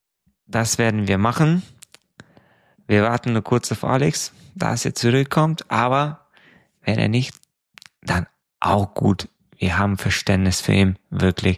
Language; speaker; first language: German; non-native, fluent; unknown